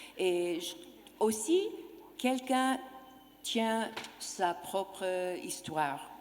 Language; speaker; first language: French; non-native, learner; English